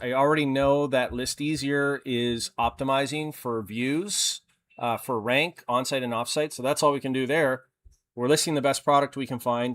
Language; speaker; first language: English; native; English